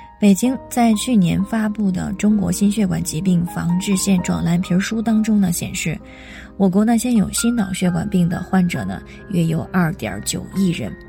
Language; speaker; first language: Chinese; native; Chinese